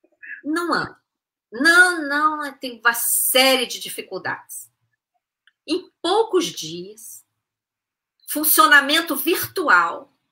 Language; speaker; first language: Portuguese; native; Portuguese